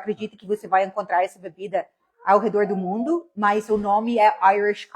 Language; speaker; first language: Portuguese; non-native, fluent; English